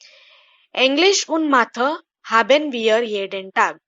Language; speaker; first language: German; non-native, fluent; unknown